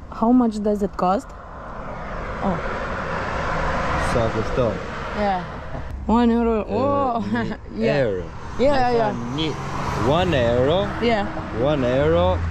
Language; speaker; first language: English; non-native, learner; Lithuanian